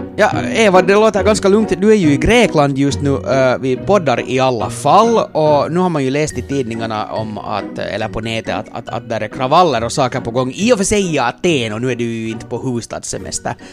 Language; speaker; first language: Swedish; native; Swedish